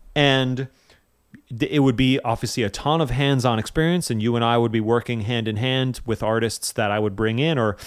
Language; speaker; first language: English; native; English